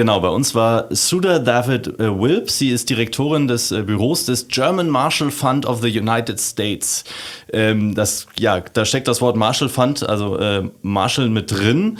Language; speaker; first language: German; native; German